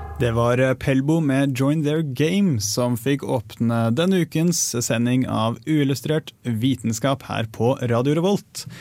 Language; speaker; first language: Norwegian; native; Norwegian